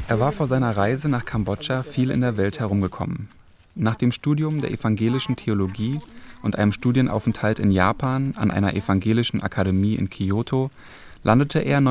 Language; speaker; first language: German; native; German